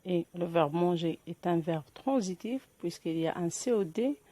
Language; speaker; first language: French; non-native, local second language; Arabic